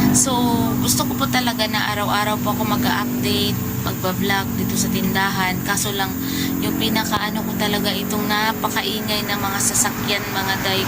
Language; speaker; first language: Filipino; non-native, local second language; Cebuano